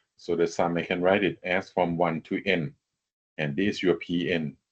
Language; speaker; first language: English; non-native, fluent; Thai